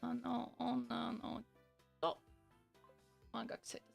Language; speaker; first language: Japanese; non-native, learner; English